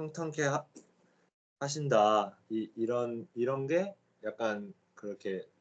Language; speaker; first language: Korean; native; Korean